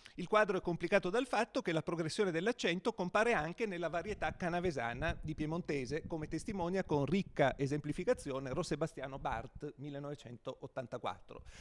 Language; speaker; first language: Italian; native; Italian